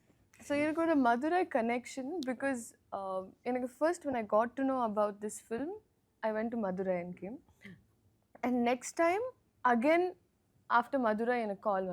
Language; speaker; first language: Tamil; non-native, learner; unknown